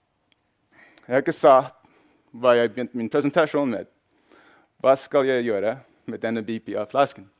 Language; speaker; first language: Norwegian; non-native, fluent; English